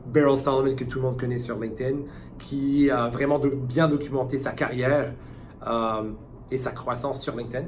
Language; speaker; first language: French; native; French